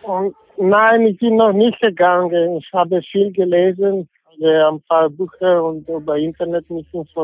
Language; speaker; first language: German; non-native, fluent; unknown